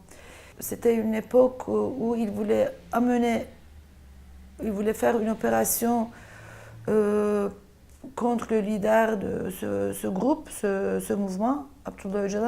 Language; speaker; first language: French; non-native, fluent; Turkish